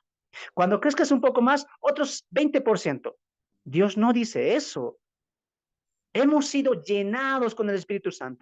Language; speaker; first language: Spanish; native; Spanish